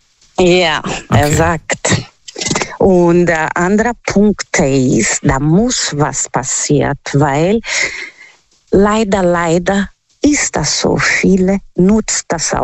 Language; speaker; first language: German; non-native, fluent; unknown